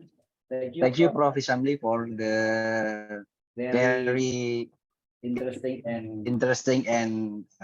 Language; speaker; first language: English; non-native, learner; Indonesian